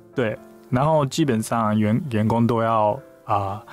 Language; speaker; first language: Chinese; non-native, fluent; Japanese